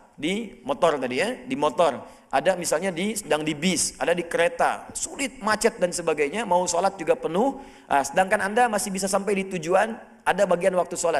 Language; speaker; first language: Indonesian; native; Indonesian